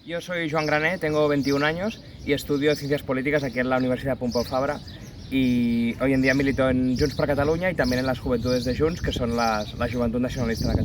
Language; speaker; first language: Spanish; non-native, local second language; Catalan